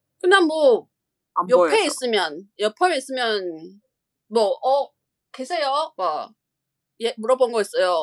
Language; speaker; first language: Korean; non-native, fluent; Chinese